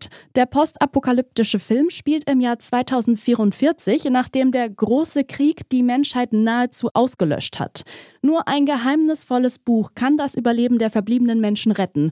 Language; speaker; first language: German; native; German